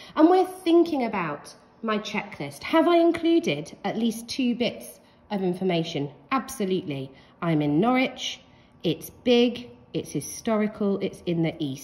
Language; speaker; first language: English; native; English